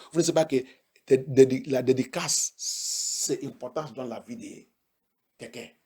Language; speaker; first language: French; non-native, learner; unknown